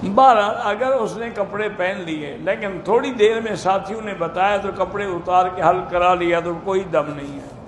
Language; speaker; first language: Urdu; early bilingual, heritage; Urdu